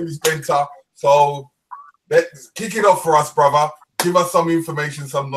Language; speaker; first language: English; native; English